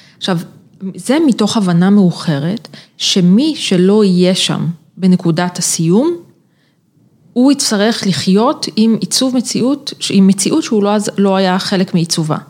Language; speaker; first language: Hebrew; native; Hebrew